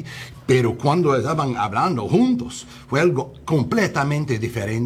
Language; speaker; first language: Spanish; early bilingual, heritage; English